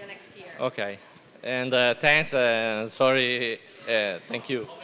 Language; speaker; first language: English; non-native, learner; Italian